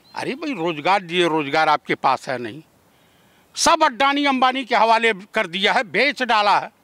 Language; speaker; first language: Hindi; native; Hindi